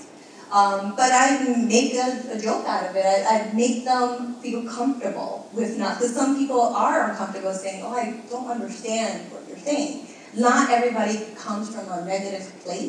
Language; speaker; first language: English; early bilingual, other home language; Spanish